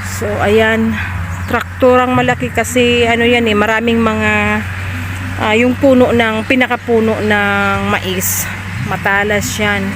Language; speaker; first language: Filipino; non-native, local second language; Bikol